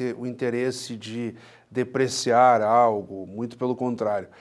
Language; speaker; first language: Portuguese; native; Portuguese